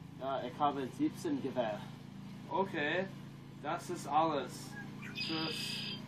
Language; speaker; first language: German; non-native, learner; English